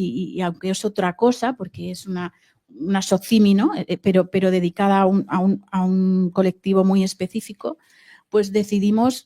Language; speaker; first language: Spanish; native; Spanish